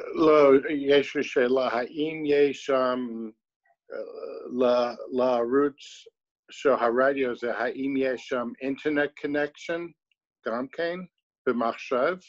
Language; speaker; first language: Hebrew; non-native, fluent; English